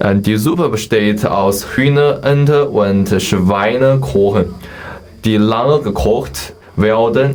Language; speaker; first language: German; non-native, learner; Chinese